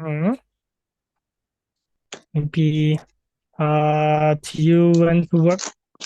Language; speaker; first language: English; non-native, fluent; Indonesian